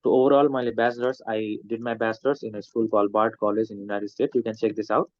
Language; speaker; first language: English; non-native, local second language; Nepali